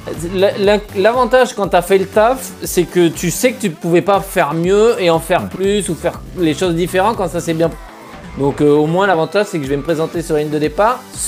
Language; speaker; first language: French; native; French